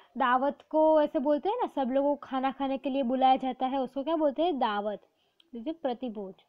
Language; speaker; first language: Hindi; non-native, local second language; Gujarati